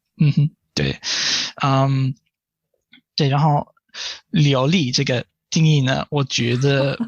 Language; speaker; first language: Chinese; non-native, fluent; English